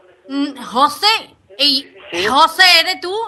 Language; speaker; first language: Spanish; native; Spanish